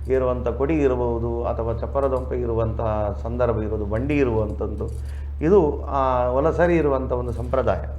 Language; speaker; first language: Kannada; non-native, local second language; Tulu